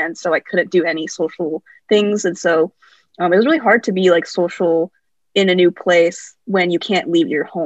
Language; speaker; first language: English; native; English